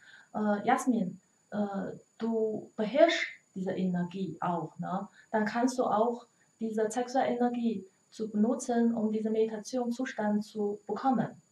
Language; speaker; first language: German; non-native, learner; Chinese